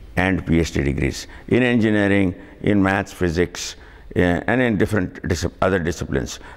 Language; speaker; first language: English; non-native, local second language; Tamil